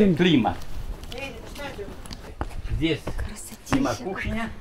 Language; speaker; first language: Russian; non-native, learner; Serbian